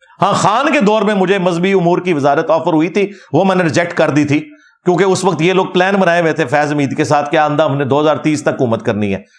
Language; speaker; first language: Urdu; non-native, local second language; Punjabi